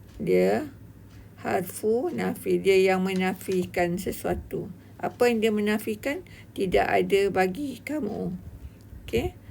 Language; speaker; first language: Malay; native; Malay